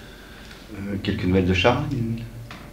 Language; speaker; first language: French; native; French